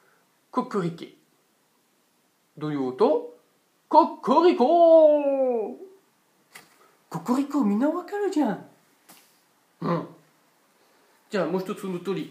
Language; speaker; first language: Japanese; non-native, fluent; French